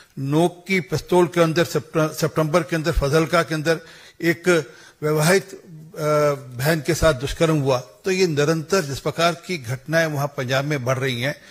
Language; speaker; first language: Hindi; non-native, local second language; Punjabi